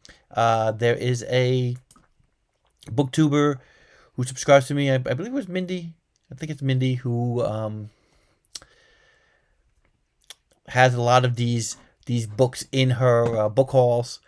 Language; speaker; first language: English; native; English